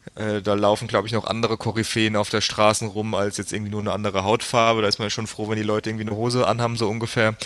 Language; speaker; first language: German; native; German